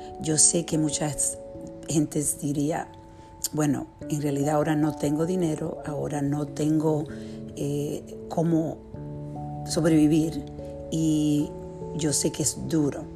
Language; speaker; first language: Spanish; early bilingual, heritage; Spanish